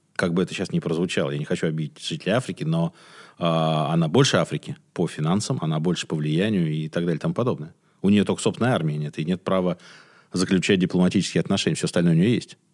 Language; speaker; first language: Russian; native; Russian